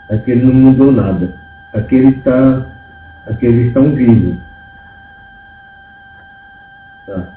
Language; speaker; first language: Portuguese; non-native, local second language; Yanomámi